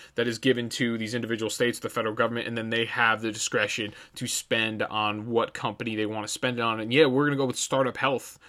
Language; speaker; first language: English; native; English